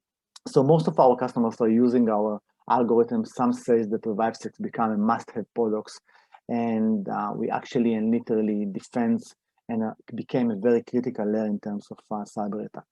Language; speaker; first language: English; non-native, fluent; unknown